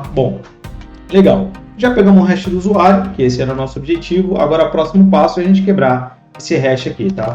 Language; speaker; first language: Portuguese; native; Portuguese